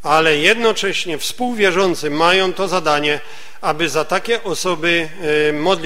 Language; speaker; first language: Polish; native; Polish